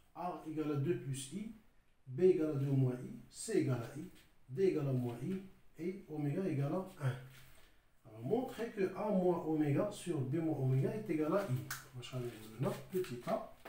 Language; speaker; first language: French; non-native, local second language; Arabic